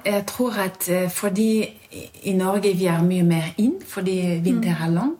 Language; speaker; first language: Norwegian; non-native, fluent; French